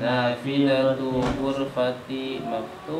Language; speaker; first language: Arabic; non-native, learner; Indonesian